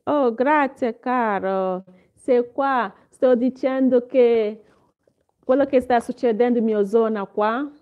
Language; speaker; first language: Italian; non-native, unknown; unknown